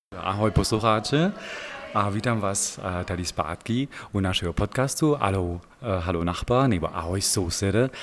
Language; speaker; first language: Czech; non-native, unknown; German